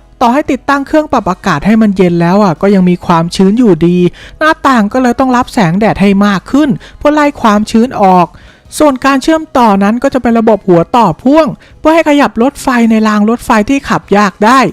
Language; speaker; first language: Thai; native; Thai